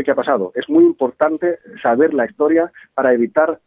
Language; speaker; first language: Spanish; non-native, fluent; Greek